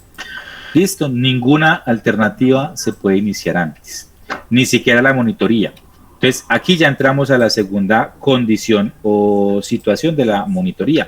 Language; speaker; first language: Spanish; native; Spanish